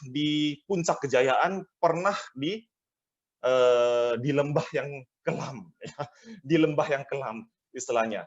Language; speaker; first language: Indonesian; native; Indonesian